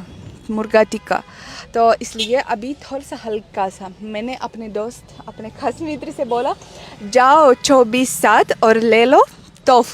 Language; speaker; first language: Hindi; non-native, fluent; Russian